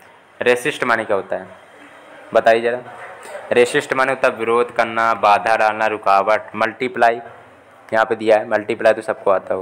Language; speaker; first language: Hindi; native; Hindi